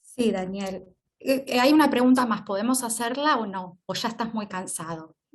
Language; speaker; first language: Spanish; native; Spanish